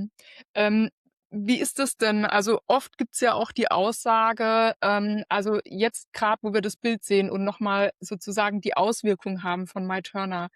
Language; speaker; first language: German; native; German